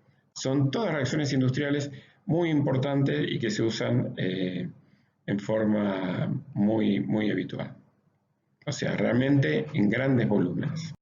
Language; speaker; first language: Spanish; native; Spanish